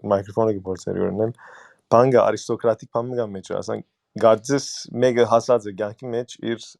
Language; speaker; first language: Armenian; early bilingual, heritage; Armenian